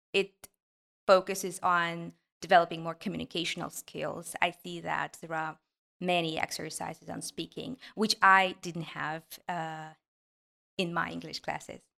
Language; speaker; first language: English; non-native, fluent; Ukrainian